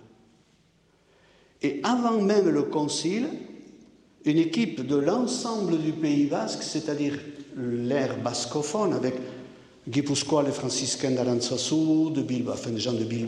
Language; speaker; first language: French; native; French